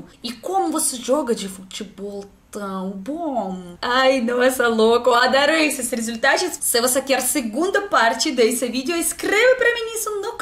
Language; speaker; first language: Portuguese; non-native, learner; Russian